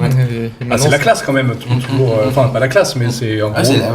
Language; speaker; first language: French; native; French